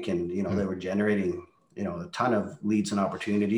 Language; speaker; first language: English; non-native, fluent; Norwegian